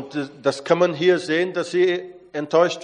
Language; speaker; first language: German; non-native, fluent; Portuguese